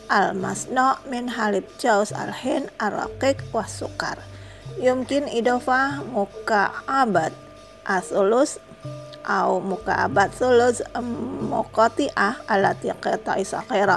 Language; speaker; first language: Arabic; non-native, fluent; Indonesian